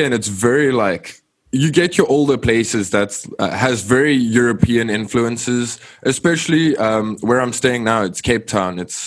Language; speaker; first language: English; non-native, local second language; Afrikaans